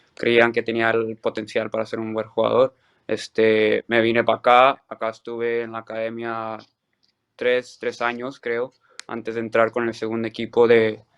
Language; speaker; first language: Spanish; early bilingual, other home language; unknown